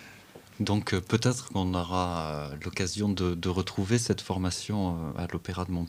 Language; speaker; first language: French; native; French